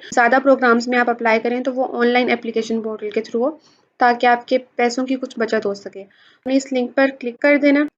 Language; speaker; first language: Urdu; native; Urdu